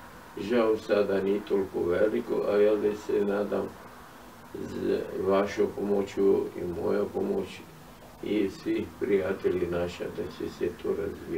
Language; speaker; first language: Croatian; non-native, fluent; Arabic